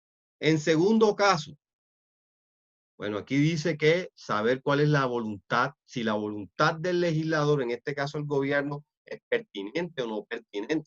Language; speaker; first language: Spanish; native; Spanish